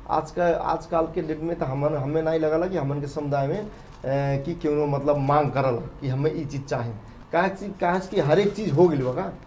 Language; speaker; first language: Bhojpuri; non-native, local second language; Dangaura Tharu